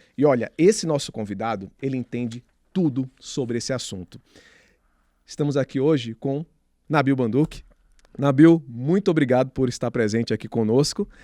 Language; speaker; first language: Portuguese; native; Portuguese